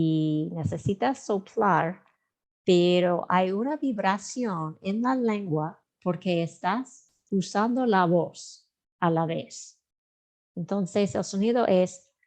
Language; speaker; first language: Spanish; non-native, fluent; English